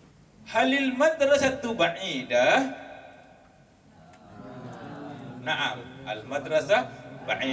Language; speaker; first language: Arabic; non-native, fluent; Malay